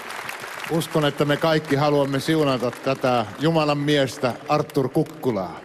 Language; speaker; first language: Finnish; native; Finnish